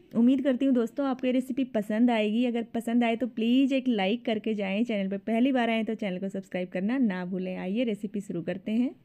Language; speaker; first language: Hindi; native; Hindi